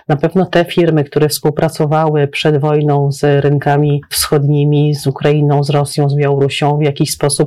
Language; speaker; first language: Polish; native; Polish